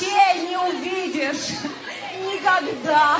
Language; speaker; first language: Russian; native; Russian